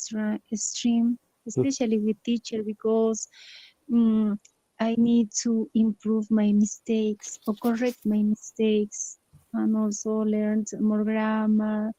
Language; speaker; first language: English; non-native, learner; Spanish